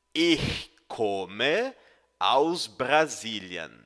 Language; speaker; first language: German; non-native, fluent; Portuguese